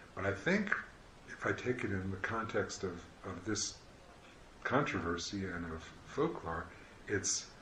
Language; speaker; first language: English; native; English